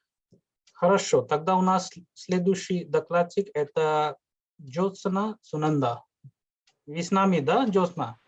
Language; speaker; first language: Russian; non-native, fluent; Hindi